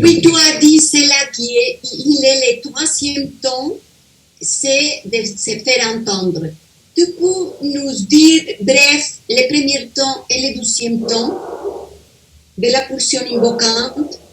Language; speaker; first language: French; non-native, fluent; Spanish